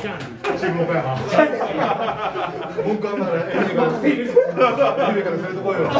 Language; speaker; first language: Japanese; native; Japanese